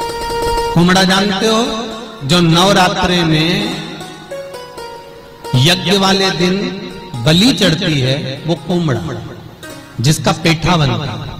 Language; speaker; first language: Hindi; native; Hindi